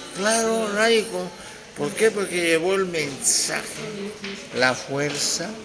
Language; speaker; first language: Spanish; native; Spanish